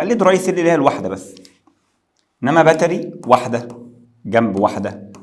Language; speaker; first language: Arabic; native; Arabic